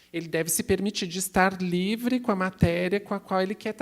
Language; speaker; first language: Portuguese; native; Portuguese